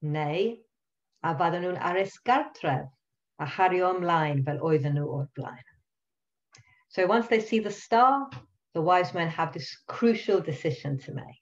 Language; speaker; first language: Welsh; non-native, local second language; English